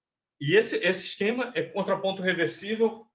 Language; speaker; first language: Portuguese; native; Portuguese